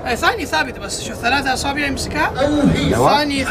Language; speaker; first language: Arabic; non-native, learner; Chinese